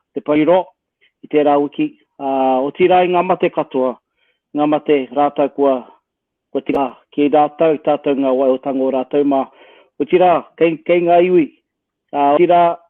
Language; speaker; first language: Māori; native; Māori